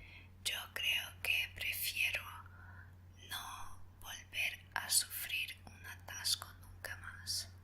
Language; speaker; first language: Spanish; non-native, fluent; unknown